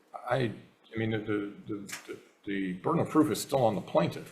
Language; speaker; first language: English; native; English